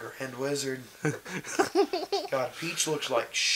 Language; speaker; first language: English; native; English